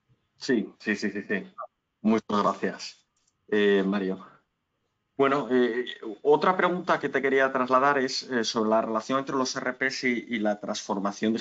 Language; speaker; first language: Spanish; native; Spanish